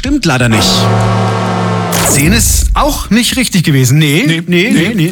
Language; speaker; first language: German; native; German